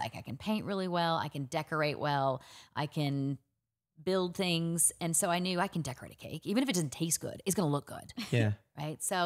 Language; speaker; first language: English; native; English